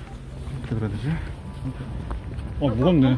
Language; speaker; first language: Korean; native; Korean